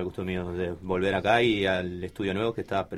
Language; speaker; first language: Spanish; native; Spanish